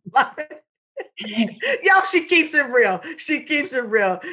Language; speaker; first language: English; native; English